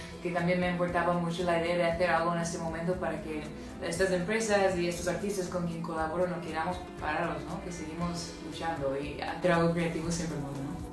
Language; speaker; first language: Spanish; non-native, fluent; English